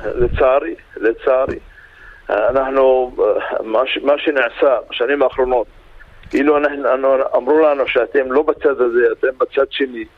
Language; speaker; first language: Hebrew; non-native, local second language; Arabic